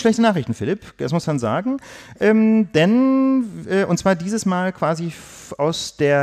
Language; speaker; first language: German; native; German